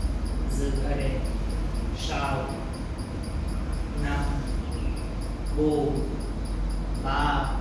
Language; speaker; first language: Vietnamese; non-native, learner; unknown